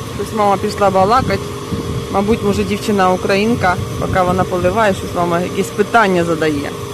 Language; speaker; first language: Ukrainian; non-native, local second language; Russian